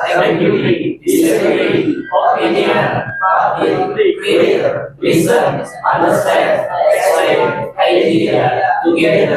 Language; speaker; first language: English; non-native, learner; Indonesian